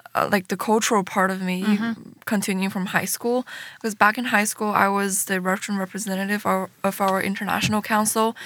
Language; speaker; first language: English; early bilingual, other home language; Chinese